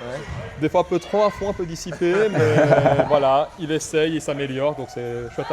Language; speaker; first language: French; native; French